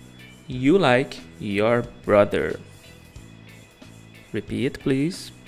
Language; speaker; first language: English; non-native, fluent; Portuguese